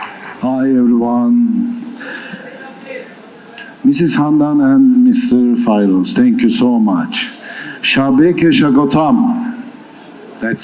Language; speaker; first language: English; non-native, learner; Turkish